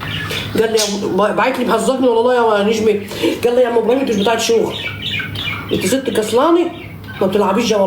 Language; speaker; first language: Arabic; native; Arabic